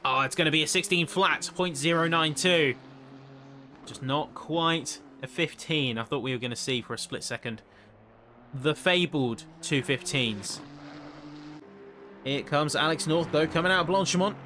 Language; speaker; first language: English; native; English